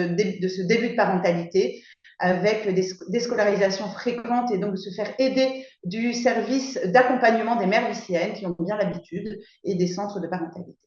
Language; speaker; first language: French; native; French